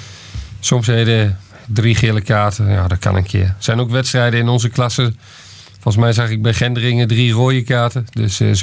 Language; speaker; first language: Dutch; native; Dutch